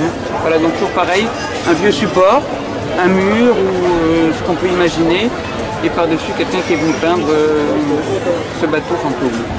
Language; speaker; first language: French; native; French